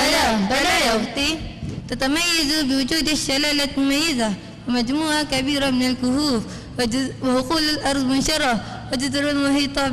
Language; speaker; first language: Arabic; non-native, learner; Malay